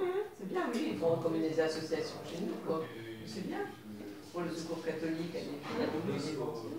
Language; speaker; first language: French; native; French